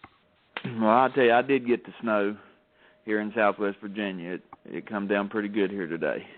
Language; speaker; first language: English; native; English